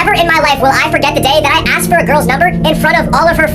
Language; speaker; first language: English; native; English